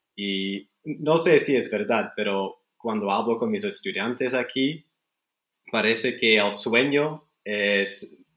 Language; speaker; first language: Spanish; non-native, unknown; Dutch